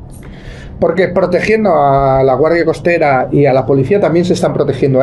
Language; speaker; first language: Spanish; native; Spanish